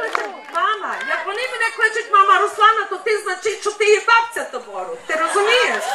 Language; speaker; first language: Ukrainian; early bilingual, heritage; Ukrainian